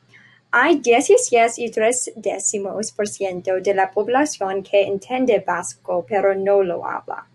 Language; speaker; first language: Spanish; non-native, learner; English